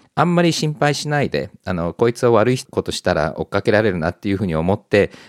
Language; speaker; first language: Japanese; early bilingual, heritage; Japanese